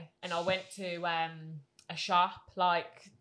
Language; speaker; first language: English; native; English